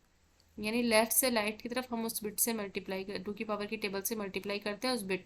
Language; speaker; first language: Hindi; native; Hindi